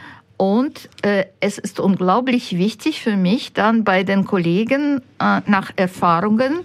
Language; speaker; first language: German; non-native, fluent; Ukrainian